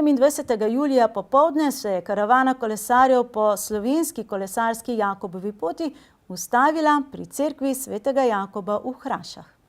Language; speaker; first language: Slovenian; native; Slovenian